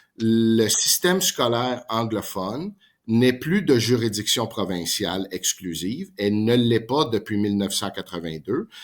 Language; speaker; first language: French; non-native, local second language; English